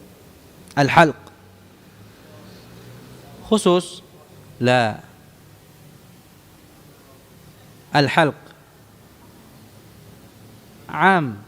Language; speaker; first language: Arabic; non-native, fluent; Indonesian